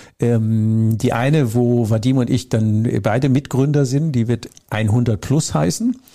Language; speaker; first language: German; native; German